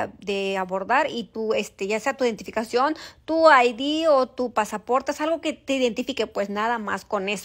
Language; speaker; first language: Spanish; native; Spanish